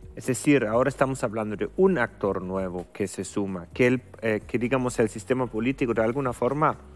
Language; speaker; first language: Spanish; non-native, fluent; German